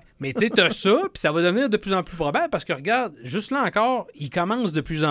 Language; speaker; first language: French; native; French